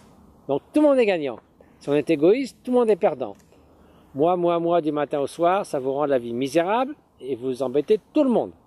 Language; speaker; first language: French; native; French